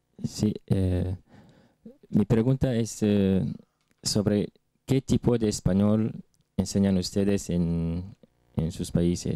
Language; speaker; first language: Spanish; non-native, fluent; Arabic